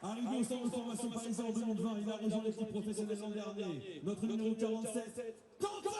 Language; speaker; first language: French; native; French